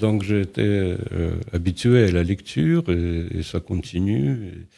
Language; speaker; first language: French; non-native, fluent; Russian